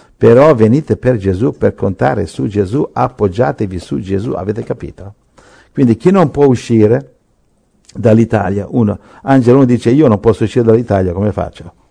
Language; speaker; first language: Italian; native; Italian